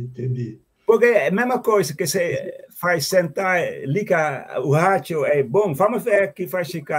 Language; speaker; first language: Portuguese; non-native, fluent; Dutch